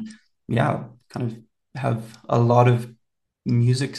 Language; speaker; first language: English; native; English